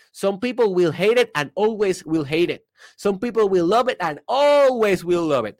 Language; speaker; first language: English; non-native, fluent; Spanish